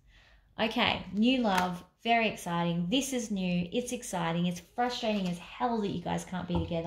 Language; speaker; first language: English; native; English